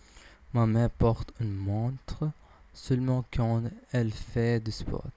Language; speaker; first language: French; non-native, learner; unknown